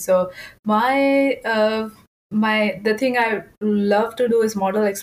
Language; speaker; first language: English; non-native, local second language; Hindi